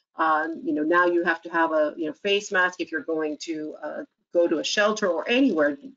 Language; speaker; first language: English; native; English